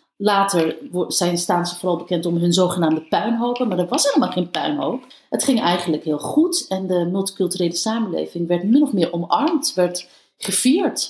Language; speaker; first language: Dutch; early bilingual, other home language; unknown